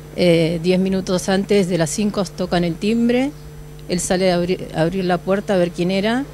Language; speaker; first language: Spanish; native; Spanish